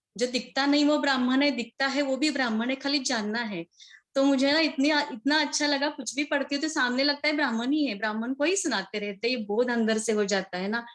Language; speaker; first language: Hindi; non-native, local second language; Marathi